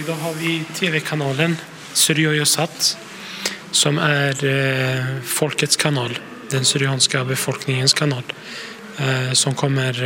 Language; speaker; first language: Swedish; early bilingual, other home language; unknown